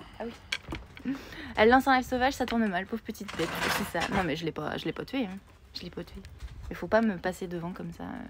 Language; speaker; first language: French; native; French